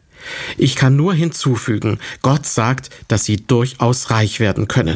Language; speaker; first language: German; native; German